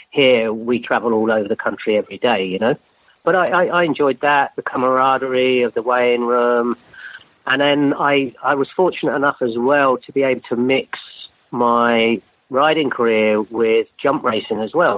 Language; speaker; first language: English; native; English